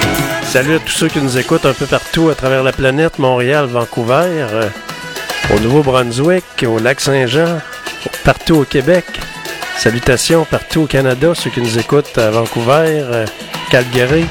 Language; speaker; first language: French; native; French